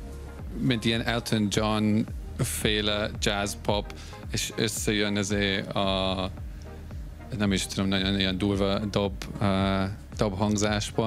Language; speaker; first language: Hungarian; non-native, fluent; English